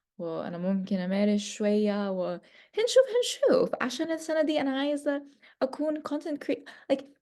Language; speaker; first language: Egyptian Arabic; non-native, learner; English